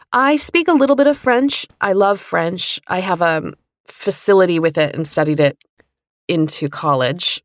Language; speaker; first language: English; native; English